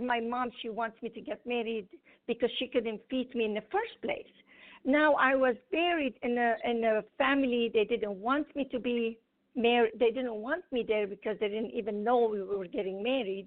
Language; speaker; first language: English; non-native, fluent; Arabic